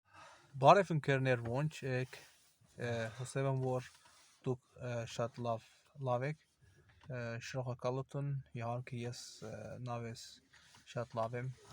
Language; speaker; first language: Armenian; non-native, learner; Azerbaijani